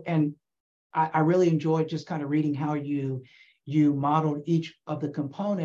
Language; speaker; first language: English; native; English